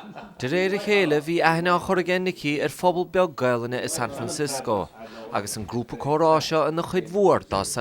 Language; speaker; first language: Irish; native; Irish